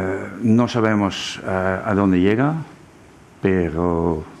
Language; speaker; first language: Spanish; non-native, fluent; German